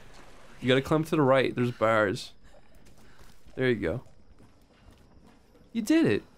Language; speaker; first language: English; native; English